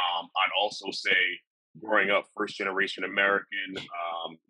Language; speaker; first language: English; native; English